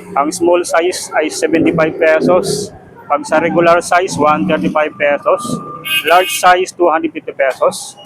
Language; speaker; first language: Filipino; native; Filipino